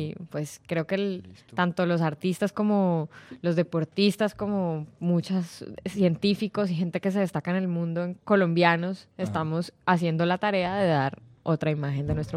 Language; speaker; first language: Spanish; native; Spanish